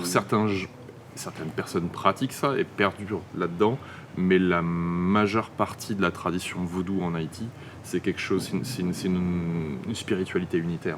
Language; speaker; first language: French; native; French